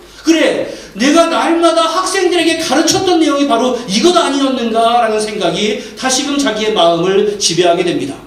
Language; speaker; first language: Korean; native; Korean